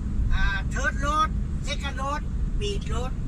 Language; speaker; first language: English; non-native, learner; Thai